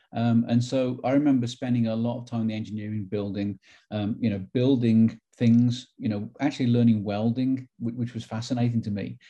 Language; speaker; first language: English; native; English